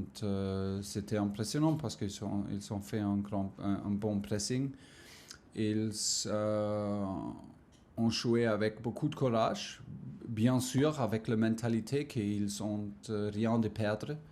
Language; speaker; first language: French; non-native, learner; German